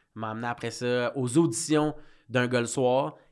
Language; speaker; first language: French; native; French